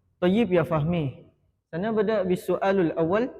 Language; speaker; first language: Arabic; non-native, learner; Indonesian